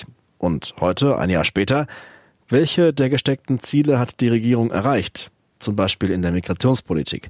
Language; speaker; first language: German; native; German